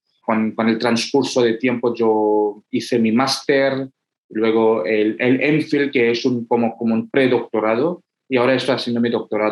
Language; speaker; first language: Spanish; non-native, fluent; Hindi